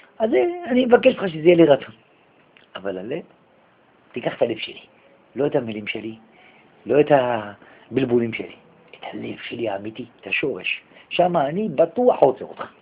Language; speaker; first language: Hebrew; native; Hebrew